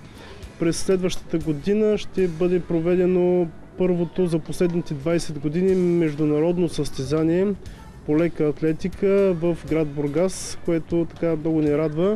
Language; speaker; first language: Bulgarian; native; Bulgarian